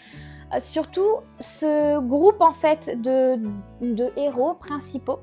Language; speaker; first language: French; native; French